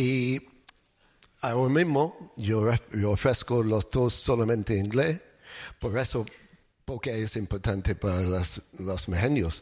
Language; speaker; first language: Spanish; non-native, fluent; English